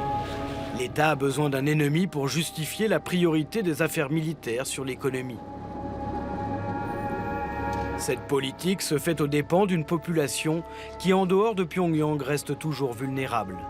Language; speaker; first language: French; native; French